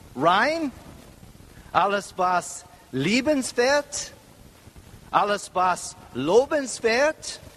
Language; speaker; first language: English; native; English